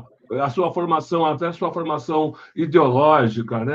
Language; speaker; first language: Portuguese; native; Portuguese